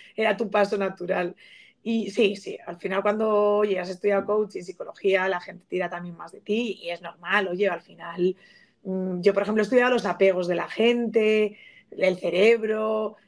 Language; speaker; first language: Spanish; native; Spanish